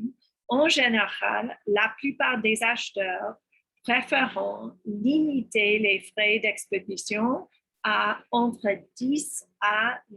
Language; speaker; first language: French; non-native, fluent; English